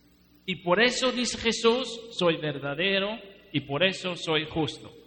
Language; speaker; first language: Spanish; non-native, fluent; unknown